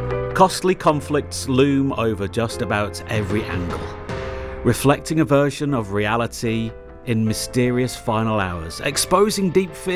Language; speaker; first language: English; native; English